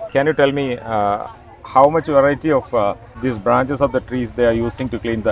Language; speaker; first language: English; non-native, local second language; Malayalam